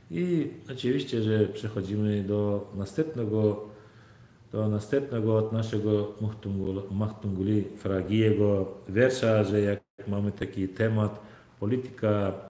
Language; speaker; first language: Polish; non-native, fluent; Turkmen